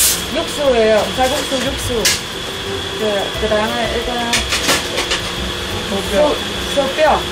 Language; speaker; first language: Korean; non-native, learner; Vietnamese